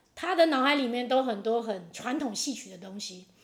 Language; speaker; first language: Chinese; non-native, local second language; Hakka Chinese